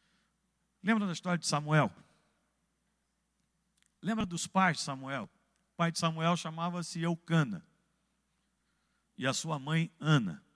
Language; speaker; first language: Portuguese; native; Portuguese